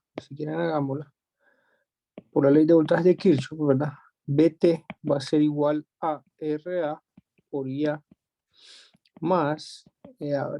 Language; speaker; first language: Spanish; native; Spanish